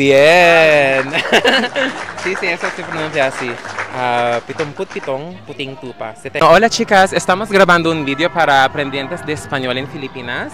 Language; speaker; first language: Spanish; non-native, fluent; Filipino